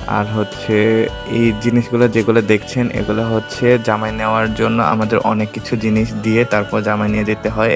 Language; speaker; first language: Bangla; non-native, local second language; Garo